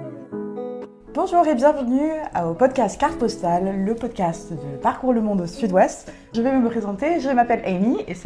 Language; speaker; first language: French; native; French